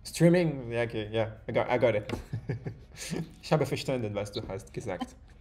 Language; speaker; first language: German; non-native, learner; French